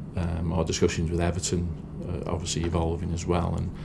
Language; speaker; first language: English; native; English